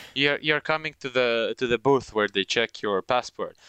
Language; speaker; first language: English; non-native, fluent; Romanian